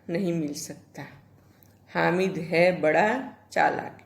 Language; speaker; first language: Hindi; non-native, local second language; Gujarati